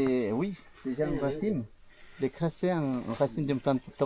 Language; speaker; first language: French; non-native, learner; Spanish